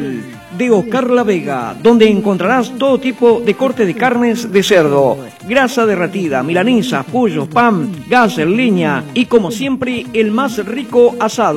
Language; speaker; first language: Spanish; native; Spanish